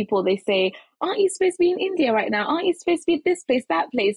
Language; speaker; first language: English; early bilingual, other home language; Shona